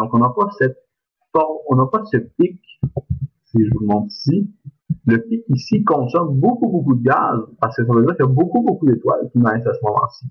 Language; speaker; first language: French; native; French